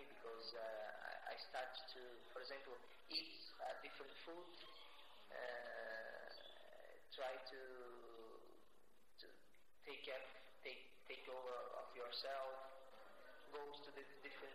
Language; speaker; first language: English; non-native, learner; Portuguese